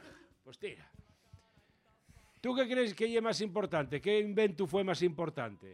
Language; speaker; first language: Spanish; native; Spanish